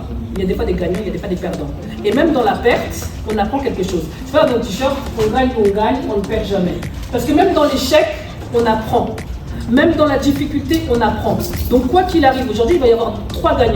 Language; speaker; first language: French; native; French